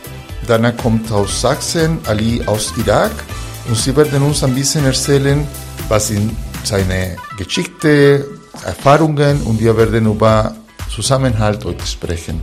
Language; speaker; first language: German; non-native, fluent; Spanish